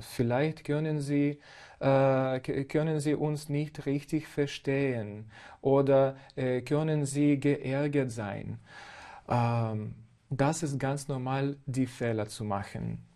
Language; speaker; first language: German; non-native, fluent; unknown